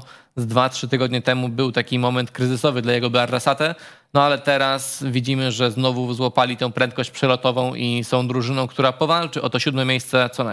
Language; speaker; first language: Polish; native; Polish